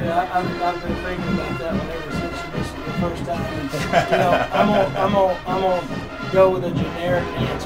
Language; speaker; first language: English; native; English